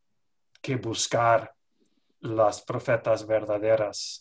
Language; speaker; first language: Spanish; non-native, fluent; English